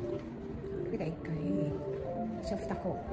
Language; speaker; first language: Japanese; non-native, learner; Filipino